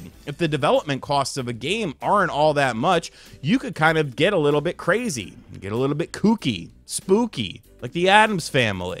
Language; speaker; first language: English; native; English